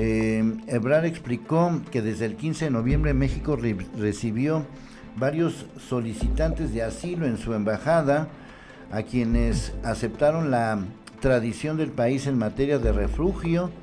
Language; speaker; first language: Spanish; native; Spanish